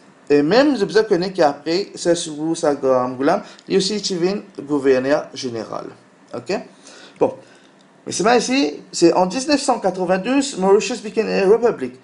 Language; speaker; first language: French; non-native, local second language; Morisyen